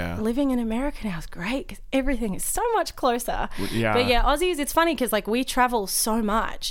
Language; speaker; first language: English; native; English